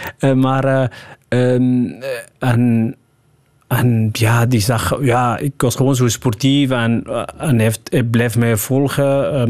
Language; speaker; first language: Dutch; early bilingual, other home language; Somali